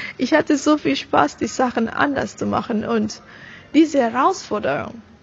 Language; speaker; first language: German; non-native, fluent; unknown